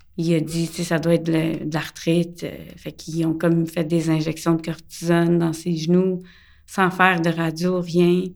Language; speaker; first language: French; early bilingual, other home language; English